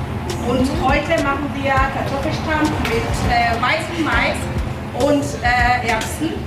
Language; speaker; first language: German; non-native, fluent; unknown